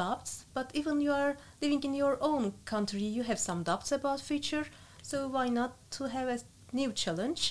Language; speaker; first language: English; non-native, fluent; Turkish